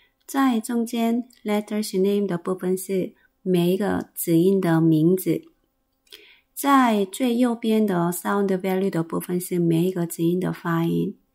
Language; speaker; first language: Chinese; non-native, fluent; Korean